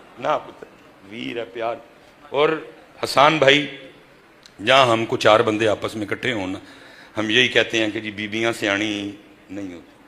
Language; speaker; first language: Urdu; non-native, local second language; Punjabi